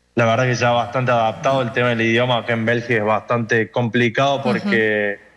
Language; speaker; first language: Spanish; native; Spanish